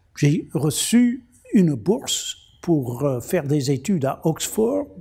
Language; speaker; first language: French; non-native, fluent; English